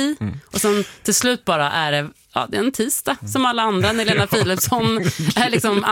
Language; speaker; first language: Swedish; native; Swedish